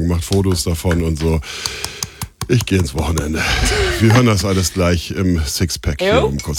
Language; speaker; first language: German; native; German